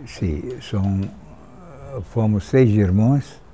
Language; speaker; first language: Portuguese; non-native, fluent; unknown